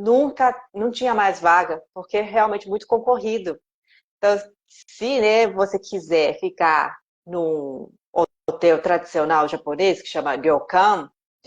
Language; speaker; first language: Portuguese; non-native, fluent; Japanese